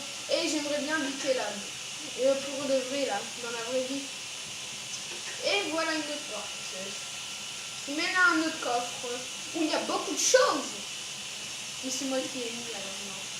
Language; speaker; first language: French; native; French